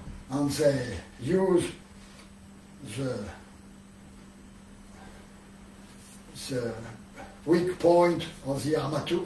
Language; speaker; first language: English; non-native, learner; French